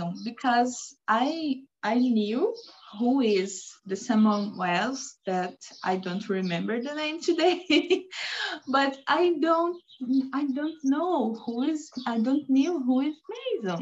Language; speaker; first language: English; non-native, learner; Portuguese